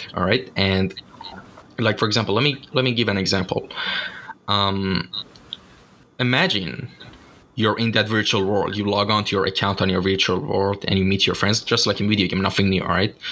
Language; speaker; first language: English; non-native, fluent; Persian